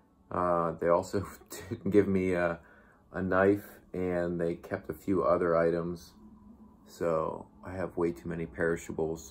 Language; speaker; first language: English; native; English